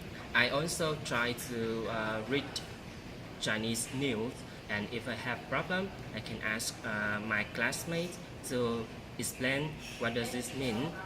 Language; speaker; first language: English; non-native, learner; Vietnamese